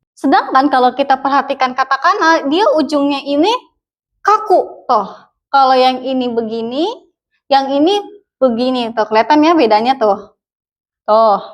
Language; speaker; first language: Indonesian; native; Indonesian